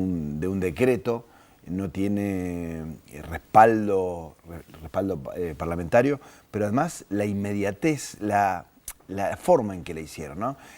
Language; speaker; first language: Spanish; native; Spanish